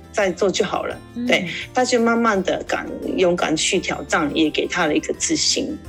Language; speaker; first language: Chinese; non-native, fluent; Japanese